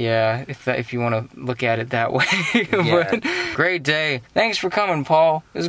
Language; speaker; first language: English; native; English